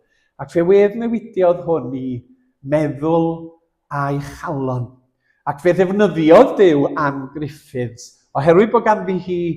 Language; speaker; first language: Welsh; native; Welsh